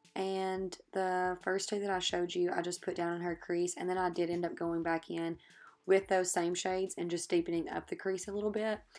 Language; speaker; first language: English; native; English